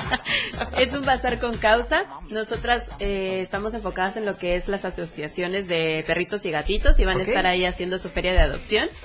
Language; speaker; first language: Spanish; native; Spanish